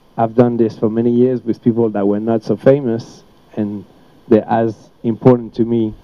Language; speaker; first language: English; non-native, fluent; French